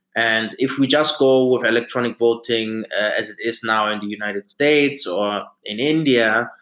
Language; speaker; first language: English; early bilingual, other home language; German